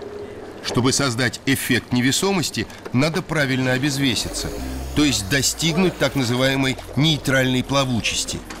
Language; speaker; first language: Russian; native; Russian